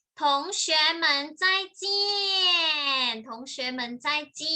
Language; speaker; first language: Chinese; non-native, fluent; Thai